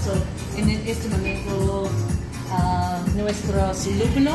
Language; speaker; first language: Spanish; non-native, learner; English